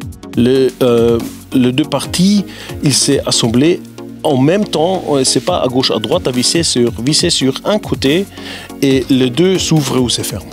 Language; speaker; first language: French; non-native, fluent; German